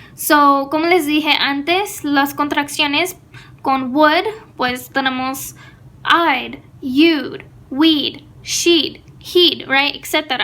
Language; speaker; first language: Spanish; non-native, fluent; English